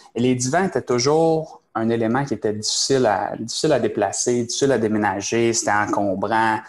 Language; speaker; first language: French; native; French